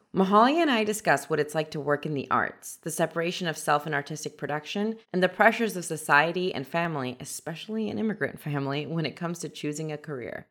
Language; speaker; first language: English; early bilingual, other home language; Persian